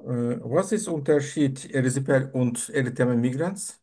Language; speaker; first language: German; non-native, learner; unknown